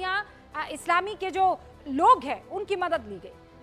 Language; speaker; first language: Hindi; native; Hindi